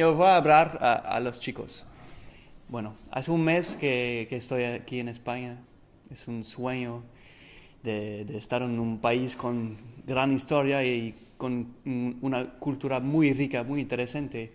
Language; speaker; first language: Spanish; non-native, learner; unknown